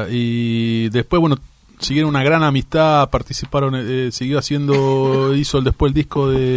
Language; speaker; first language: Spanish; native; Spanish